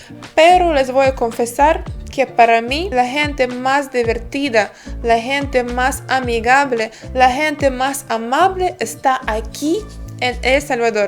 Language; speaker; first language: Spanish; non-native, fluent; Ukrainian